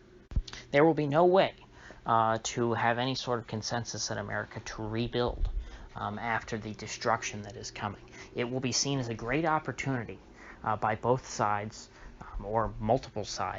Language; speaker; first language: English; native; English